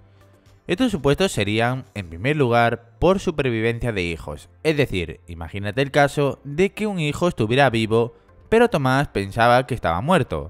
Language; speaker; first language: Spanish; native; Spanish